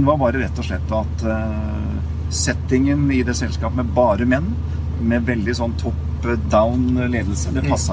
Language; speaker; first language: Norwegian; native; Norwegian